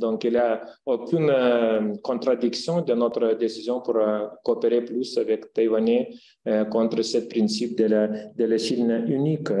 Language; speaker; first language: French; non-native, fluent; Lithuanian